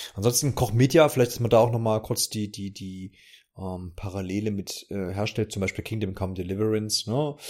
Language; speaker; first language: German; native; German